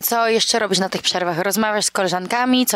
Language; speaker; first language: Polish; native; Polish